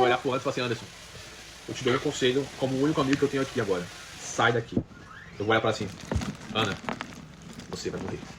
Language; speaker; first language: Portuguese; native; Portuguese